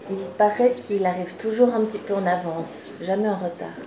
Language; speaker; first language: French; native; French